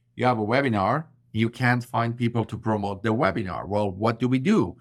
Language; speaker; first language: English; non-native, fluent; Persian